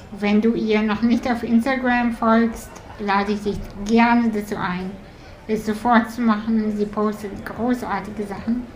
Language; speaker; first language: German; early bilingual, other home language; Russian